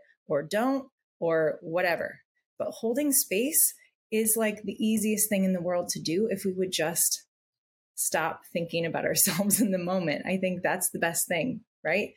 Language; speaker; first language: English; native; English